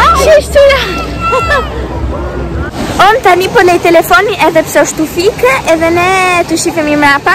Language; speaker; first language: Albanian; early bilingual, heritage; Albanian